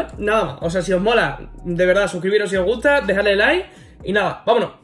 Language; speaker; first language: Spanish; native; Spanish